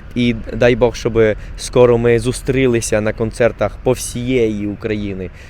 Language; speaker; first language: Ukrainian; non-native, fluent; Spanish